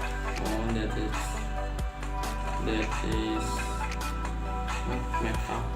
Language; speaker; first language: English; non-native, learner; Indonesian